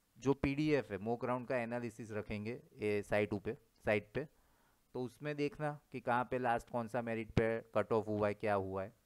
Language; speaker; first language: Hindi; non-native, local second language; Gujarati